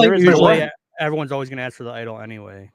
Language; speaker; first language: English; native; English